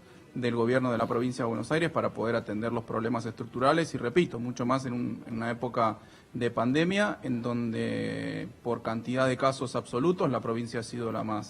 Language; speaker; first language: Spanish; native; Spanish